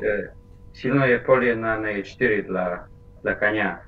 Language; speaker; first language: Russian; non-native, fluent; Polish